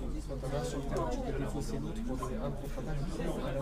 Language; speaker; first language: French; native; French